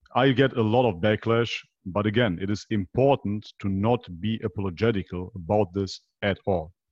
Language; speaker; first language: English; non-native, fluent; Macedonian